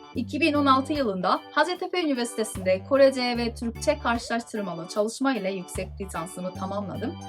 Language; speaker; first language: Turkish; non-native, fluent; Korean